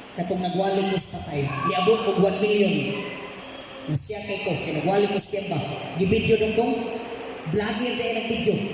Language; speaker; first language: Cebuano; native; Cebuano